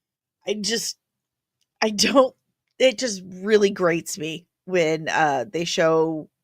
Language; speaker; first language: English; native; English